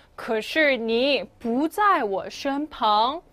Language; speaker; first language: Chinese; non-native, fluent; Korean